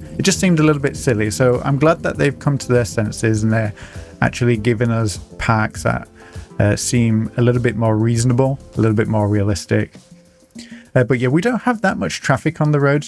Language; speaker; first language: English; native; English